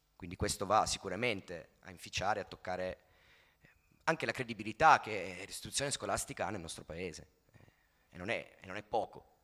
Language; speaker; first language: Italian; native; Italian